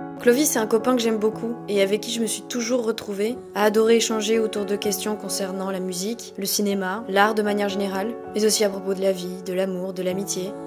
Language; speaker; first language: French; native; French